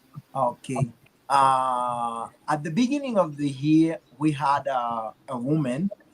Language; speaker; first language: English; non-native, learner; Haitian Creole